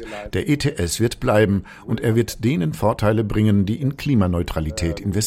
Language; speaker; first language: German; native; German